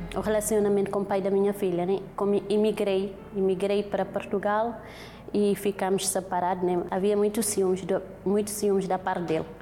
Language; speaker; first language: Portuguese; non-native, local second language; Kabuverdianu